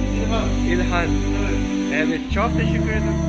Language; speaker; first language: Turkish; non-native, learner; Urdu